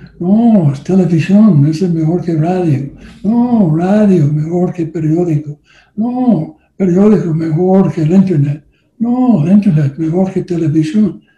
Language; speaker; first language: Spanish; non-native, learner; English